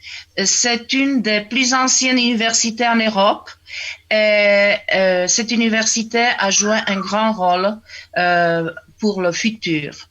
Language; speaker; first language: French; non-native, fluent; Czech